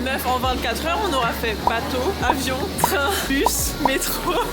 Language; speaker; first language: French; native; French